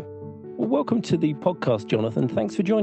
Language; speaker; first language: English; native; English